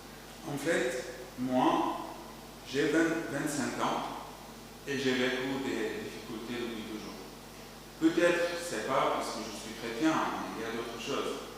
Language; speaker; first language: French; non-native, learner; Arabic